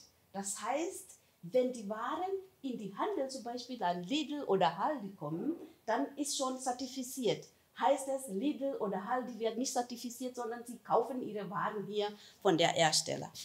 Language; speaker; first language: German; non-native, fluent; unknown